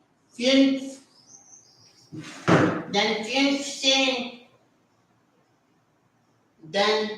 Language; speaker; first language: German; non-native, learner; Hindi